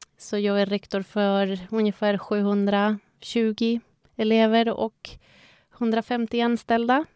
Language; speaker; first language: Swedish; non-native, fluent; Spanish